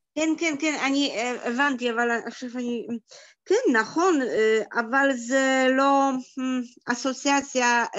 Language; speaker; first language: Hebrew; non-native, learner; Polish